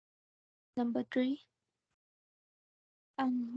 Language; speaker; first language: English; non-native, learner; Thai